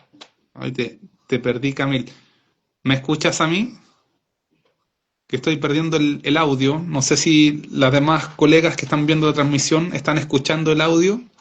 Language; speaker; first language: Spanish; native; Spanish